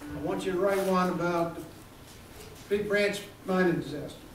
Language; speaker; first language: English; native; English